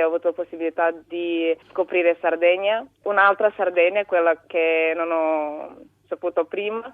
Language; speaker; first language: Italian; non-native, fluent; Romanian